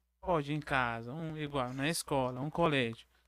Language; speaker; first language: Portuguese; non-native, learner; Arabic